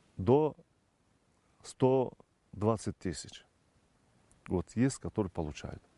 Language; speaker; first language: Russian; non-native, fluent; Turkish